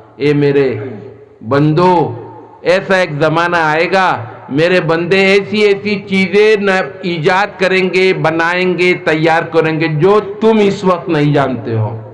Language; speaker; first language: Urdu; non-native, local second language; Assamese